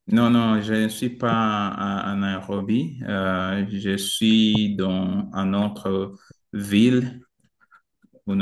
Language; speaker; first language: French; non-native, learner; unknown